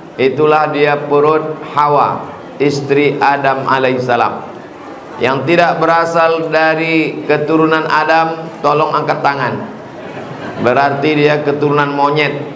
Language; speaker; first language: Indonesian; native; Indonesian